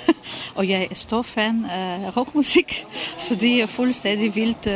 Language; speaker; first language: Danish; non-native, fluent; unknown